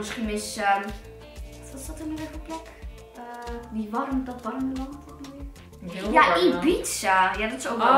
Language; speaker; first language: Dutch; native; Dutch